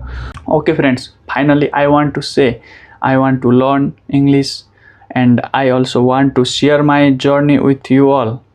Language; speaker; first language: English; non-native, learner; Nepali